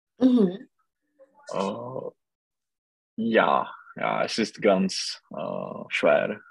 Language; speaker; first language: German; non-native, learner; Czech